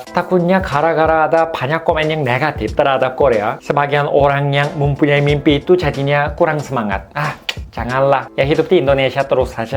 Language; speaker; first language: Indonesian; non-native, fluent; Korean